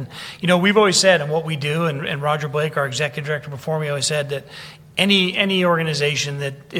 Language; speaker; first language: English; native; English